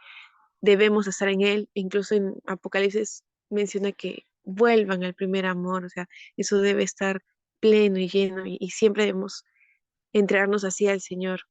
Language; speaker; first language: Spanish; native; Spanish